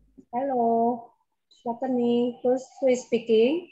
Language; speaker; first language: English; non-native, fluent; Indonesian